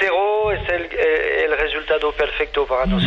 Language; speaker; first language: Spanish; non-native, fluent; French